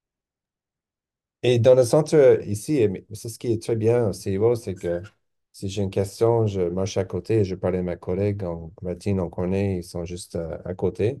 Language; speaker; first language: French; non-native, local second language; English